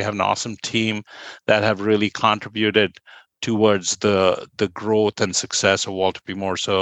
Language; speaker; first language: English; non-native, local second language; Bangla